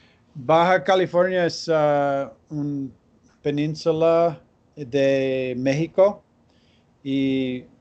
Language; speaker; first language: Spanish; non-native, learner; English